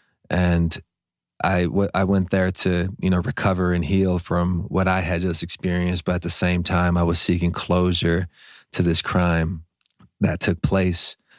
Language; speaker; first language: English; early bilingual, other home language; Spanish